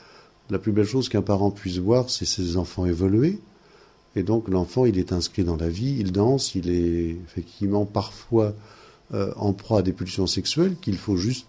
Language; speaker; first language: French; native; French